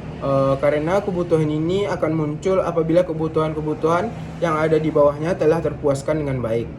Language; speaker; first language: Indonesian; native; Indonesian